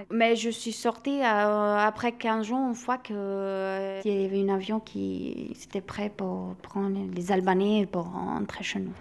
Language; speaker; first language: French; non-native, fluent; Albanian